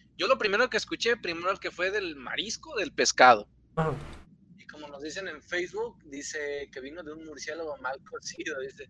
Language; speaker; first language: Spanish; native; Spanish